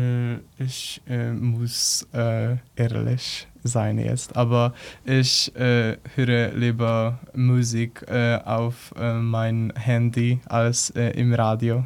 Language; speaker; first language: German; non-native, learner; Polish